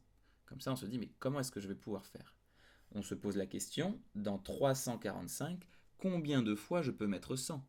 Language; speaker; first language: French; native; French